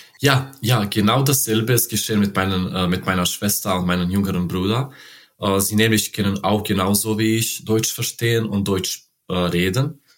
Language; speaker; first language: German; non-native, learner; Serbian